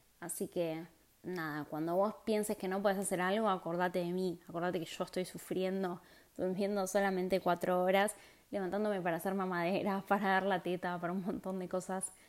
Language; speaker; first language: Spanish; native; Spanish